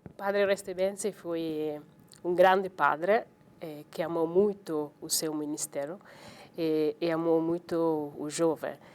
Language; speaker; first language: Portuguese; non-native, learner; Italian